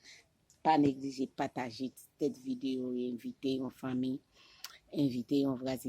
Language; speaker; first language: French; non-native, local second language; Haitian Creole